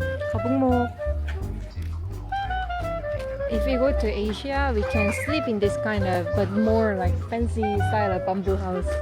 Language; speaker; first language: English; non-native, learner; Korean